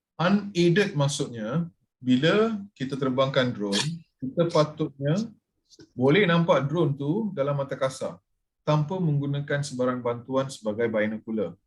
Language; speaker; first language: Malay; non-native, local second language; Tamil